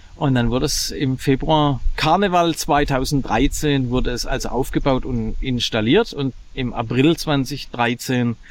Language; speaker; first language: German; native; German